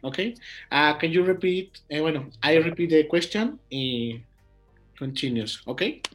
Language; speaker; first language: English; non-native, learner; Spanish